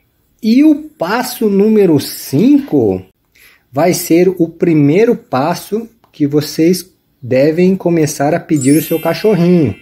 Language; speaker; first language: Portuguese; native; Portuguese